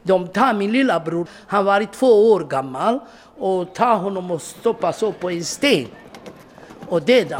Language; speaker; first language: Swedish; non-native, learner; Romany